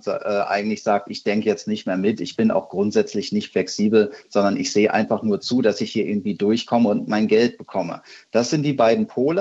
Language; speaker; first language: German; native; German